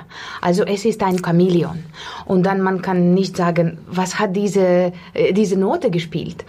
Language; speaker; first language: German; non-native, fluent; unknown